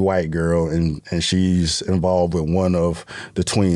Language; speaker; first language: English; native; English